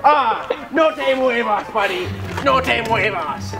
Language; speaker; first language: Spanish; non-native, learner; English